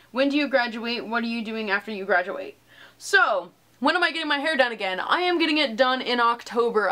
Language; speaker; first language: English; native; English